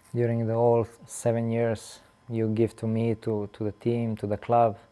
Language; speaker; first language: English; non-native, fluent; Serbian